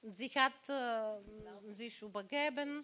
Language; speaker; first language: German; non-native, learner; Bulgarian